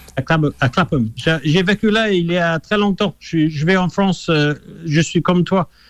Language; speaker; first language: French; non-native, fluent; English